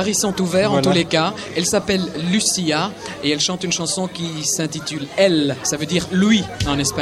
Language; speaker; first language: French; native; French